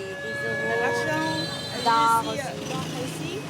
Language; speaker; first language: French; non-native, fluent; Vietnamese